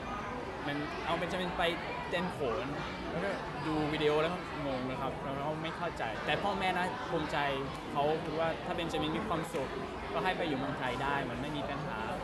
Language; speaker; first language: Thai; non-native, learner; English